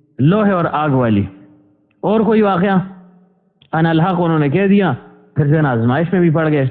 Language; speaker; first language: Urdu; non-native, local second language; Pashto